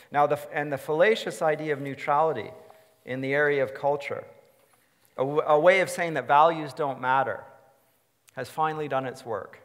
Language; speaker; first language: English; native; English